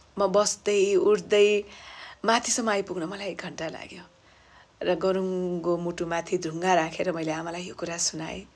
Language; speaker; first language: Nepali; native; Nepali